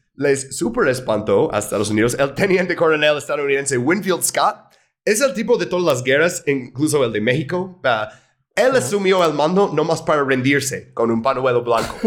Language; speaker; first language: Spanish; non-native, fluent; English